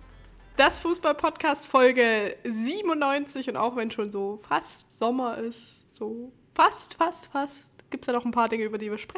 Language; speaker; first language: German; native; German